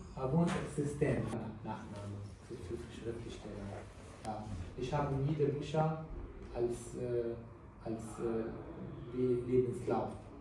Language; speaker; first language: German; non-native, learner; Kurdish